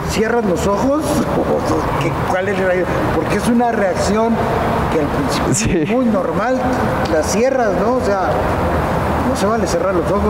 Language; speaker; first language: Spanish; native; Spanish